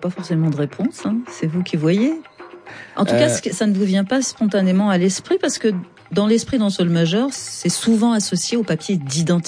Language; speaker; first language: French; native; French